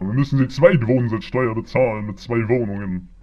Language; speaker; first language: German; native; German